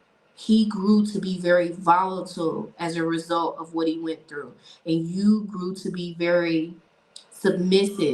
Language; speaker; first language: English; native; English